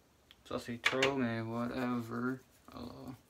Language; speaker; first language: French; non-native, learner; English